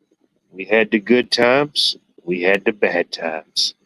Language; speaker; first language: English; native; English